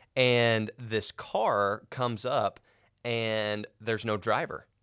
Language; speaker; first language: English; native; English